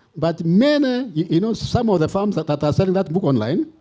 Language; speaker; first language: English; non-native, local second language; Swahili